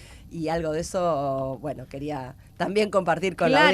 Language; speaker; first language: Spanish; native; Spanish